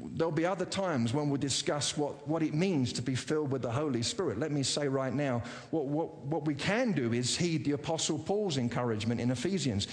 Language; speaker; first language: English; native; English